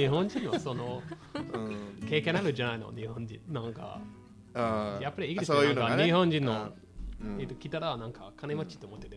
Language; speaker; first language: Japanese; non-native, fluent; English